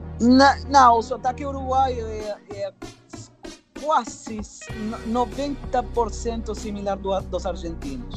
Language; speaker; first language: Portuguese; non-native, fluent; Spanish